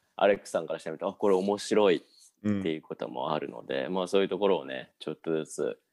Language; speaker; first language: Japanese; native; Japanese